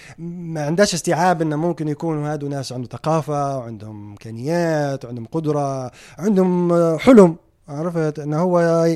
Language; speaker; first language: Arabic; native; Arabic